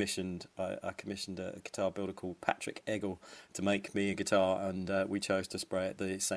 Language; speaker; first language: English; native; English